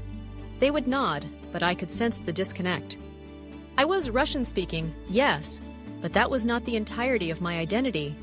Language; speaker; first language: English; early bilingual, other home language; Russian